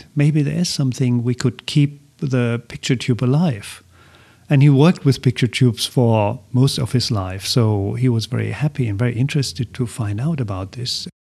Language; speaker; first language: English; non-native, fluent; German